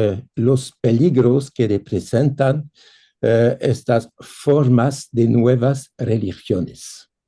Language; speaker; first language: Spanish; non-native, fluent; French